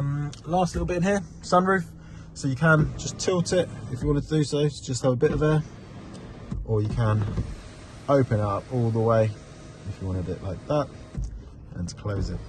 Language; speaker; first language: English; native; English